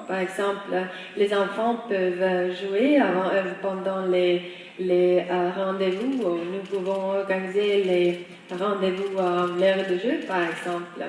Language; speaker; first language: French; non-native, fluent; Estonian